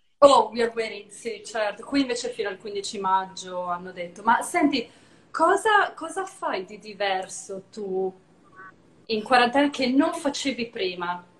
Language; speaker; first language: Italian; native; Italian